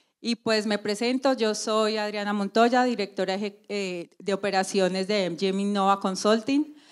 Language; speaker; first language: Spanish; native; Spanish